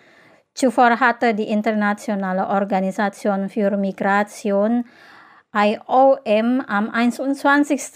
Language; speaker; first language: German; non-native, fluent; Indonesian